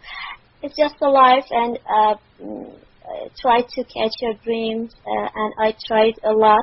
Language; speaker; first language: English; non-native, learner; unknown